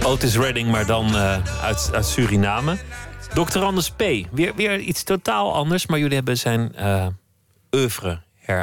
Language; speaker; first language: Dutch; native; Dutch